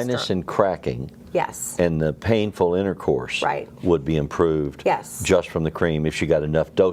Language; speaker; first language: English; native; English